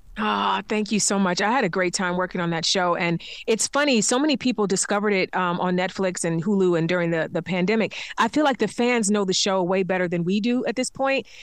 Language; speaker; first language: English; native; English